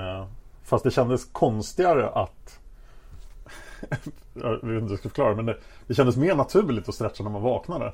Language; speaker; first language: Swedish; native; Swedish